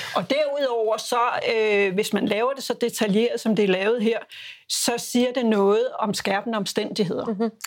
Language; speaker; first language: Danish; native; Danish